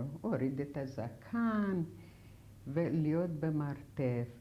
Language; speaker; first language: Hebrew; non-native, fluent; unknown